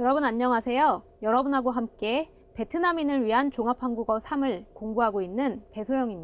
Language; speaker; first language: Korean; native; Korean